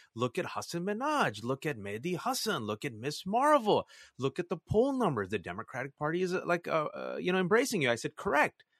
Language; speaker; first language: English; early bilingual, other home language; Urdu